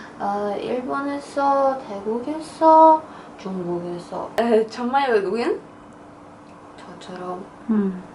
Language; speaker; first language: Korean; non-native, fluent; Thai